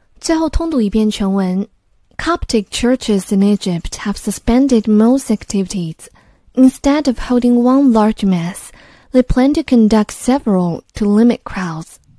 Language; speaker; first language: English; non-native, fluent; Chinese